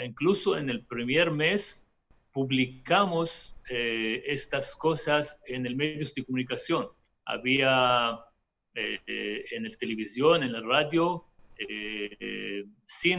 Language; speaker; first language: Spanish; non-native, fluent; Hebrew